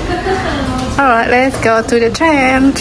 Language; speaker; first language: English; non-native, learner; Indonesian